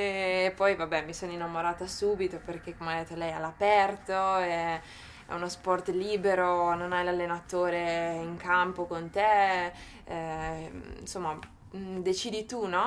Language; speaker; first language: Italian; native; Italian